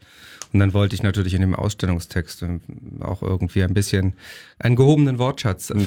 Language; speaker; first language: German; native; German